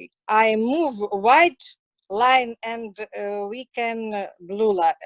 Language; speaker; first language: English; non-native, learner; Russian